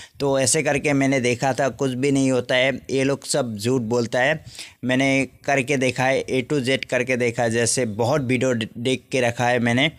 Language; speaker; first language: Hindi; non-native, local second language; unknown